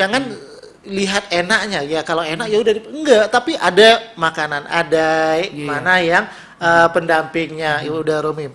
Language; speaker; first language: Indonesian; non-native, local second language; Minangkabau